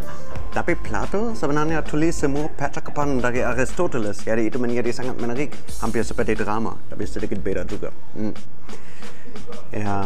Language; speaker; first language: Indonesian; non-native, fluent; German